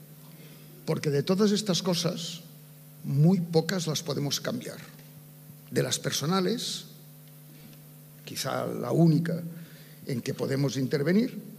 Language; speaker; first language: Spanish; native; Spanish